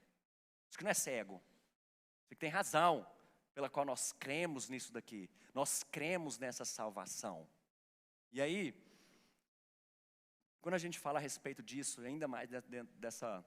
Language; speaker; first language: Portuguese; native; Portuguese